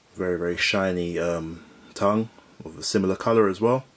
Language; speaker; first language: English; native; English